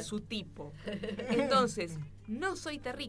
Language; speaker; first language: Spanish; native; Spanish